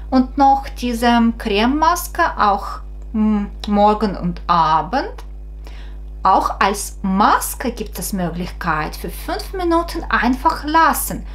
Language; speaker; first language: German; non-native, fluent; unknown